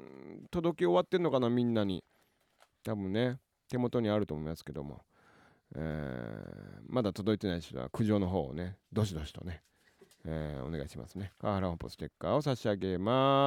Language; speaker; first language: Japanese; native; Japanese